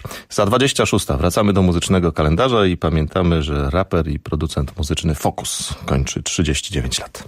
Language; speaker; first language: Polish; native; Polish